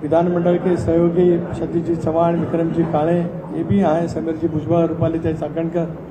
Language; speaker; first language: Hindi; non-native, local second language; Marathi